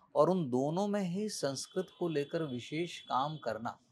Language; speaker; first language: Hindi; native; Hindi